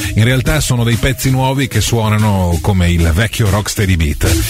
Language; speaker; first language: Italian; native; Italian